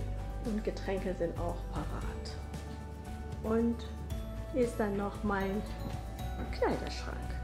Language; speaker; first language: German; non-native, fluent; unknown